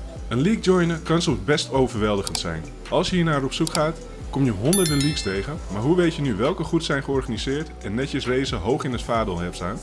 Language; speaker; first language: Dutch; native; Dutch